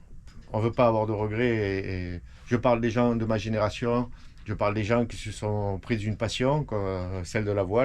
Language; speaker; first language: French; native; French